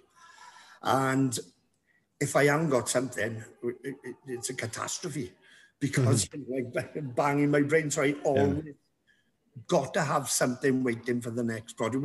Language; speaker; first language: English; native; English